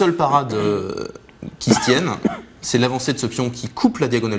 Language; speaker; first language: French; native; French